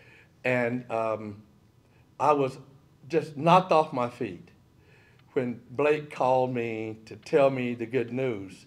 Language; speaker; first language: English; native; English